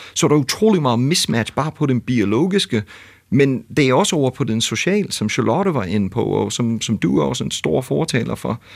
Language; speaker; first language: Danish; non-native, fluent; English